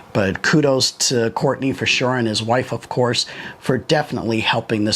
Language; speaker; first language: English; native; English